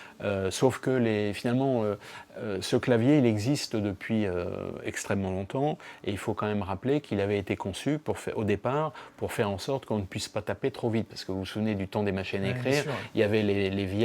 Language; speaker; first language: French; native; French